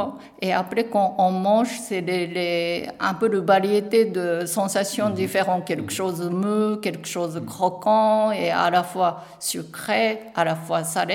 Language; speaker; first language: French; non-native, learner; Japanese